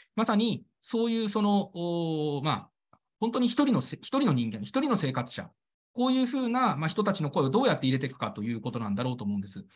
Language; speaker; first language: Japanese; native; Japanese